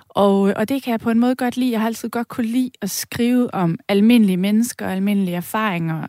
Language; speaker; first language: Danish; native; Danish